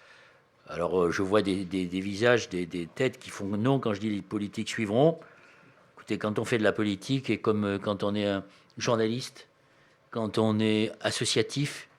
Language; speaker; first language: French; native; French